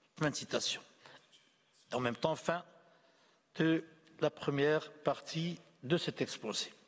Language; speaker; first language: French; non-native, local second language; Arabic